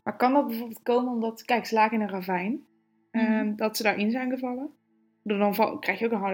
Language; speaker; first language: Dutch; native; Dutch